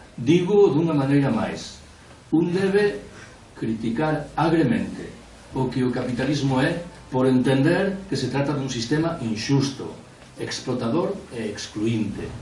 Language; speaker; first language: Galician; non-native, local second language; Spanish